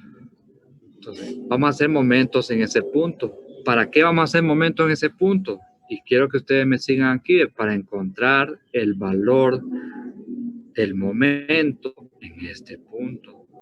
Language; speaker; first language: Spanish; native; Spanish